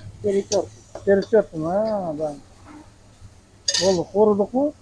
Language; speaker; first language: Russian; non-native, local second language; Kyrgyz